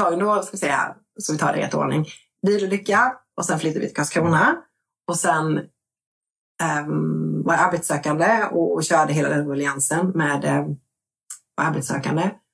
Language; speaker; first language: Swedish; native; Swedish